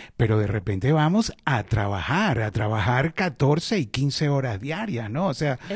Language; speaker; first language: Spanish; native; Spanish